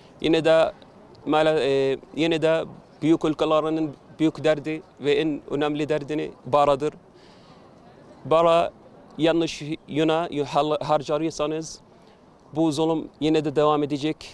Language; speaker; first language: Turkish; non-native, fluent; Arabic